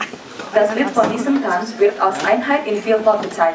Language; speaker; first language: German; non-native, learner; Indonesian